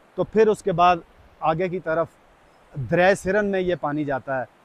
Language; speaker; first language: Urdu; native; Urdu